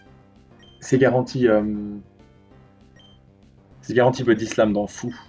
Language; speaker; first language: French; native; French